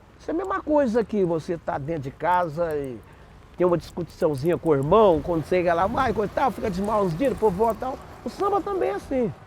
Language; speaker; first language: Portuguese; native; Portuguese